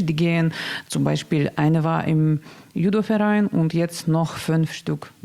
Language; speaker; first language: German; non-native, learner; Russian